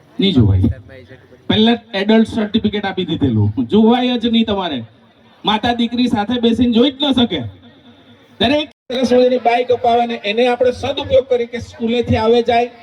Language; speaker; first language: Gujarati; native; Gujarati